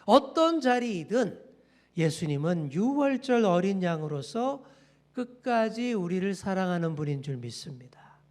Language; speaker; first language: Korean; native; Korean